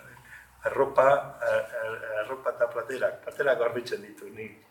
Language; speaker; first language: Basque; non-native, local second language; Spanish